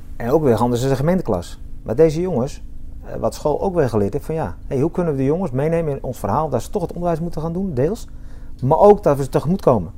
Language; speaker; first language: Dutch; native; Dutch